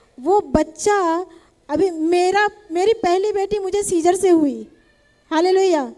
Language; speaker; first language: Hindi; native; Hindi